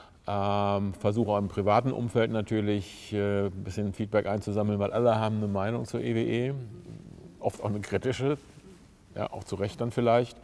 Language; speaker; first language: German; native; German